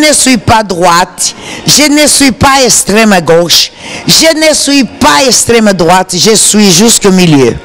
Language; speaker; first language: French; non-native, fluent; Portuguese